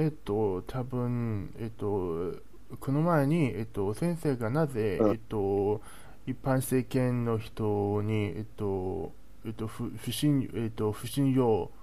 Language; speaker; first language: Japanese; non-native, learner; Chinese